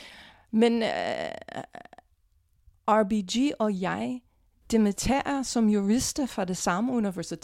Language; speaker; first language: Danish; non-native, fluent; English